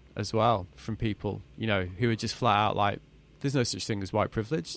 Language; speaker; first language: English; native; English